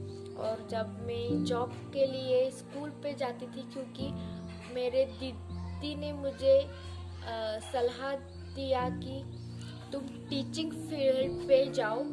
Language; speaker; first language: Hindi; non-native, local second language; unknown